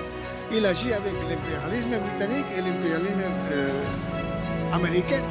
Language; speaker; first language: French; non-native, fluent; Spanish